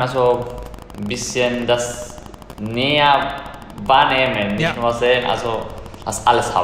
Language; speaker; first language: German; non-native, fluent; Spanish